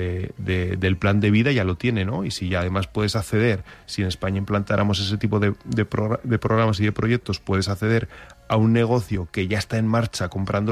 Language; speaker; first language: Spanish; native; Spanish